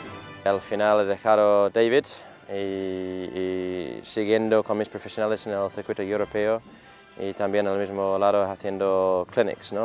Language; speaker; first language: Spanish; non-native, fluent; English